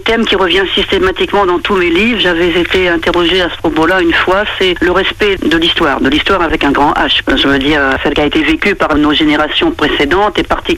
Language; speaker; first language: French; native; French